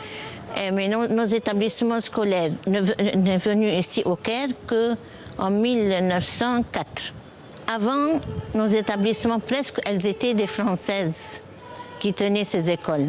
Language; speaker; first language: French; non-native, fluent; Arabic